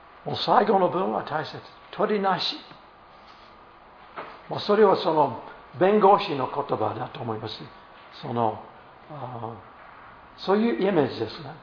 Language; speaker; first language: Japanese; non-native, fluent; English